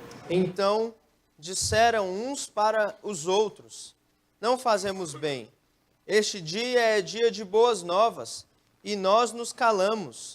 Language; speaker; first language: Portuguese; native; Portuguese